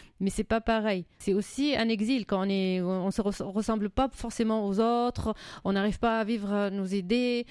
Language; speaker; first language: French; non-native, fluent; Arabic